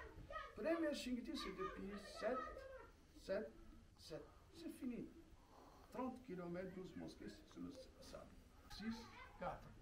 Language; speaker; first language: French; non-native, local second language; Arabic